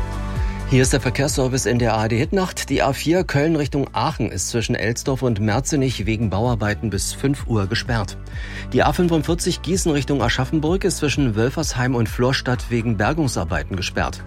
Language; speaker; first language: German; native; German